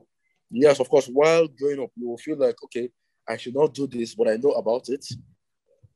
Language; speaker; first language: English; non-native, local second language; Igbo